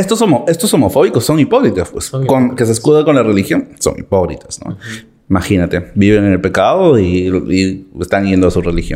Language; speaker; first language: Spanish; native; Spanish